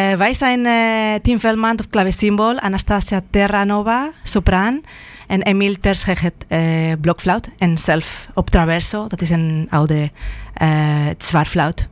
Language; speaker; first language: Dutch; non-native, fluent; Spanish